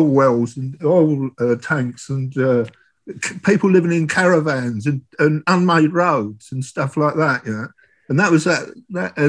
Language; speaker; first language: English; native; English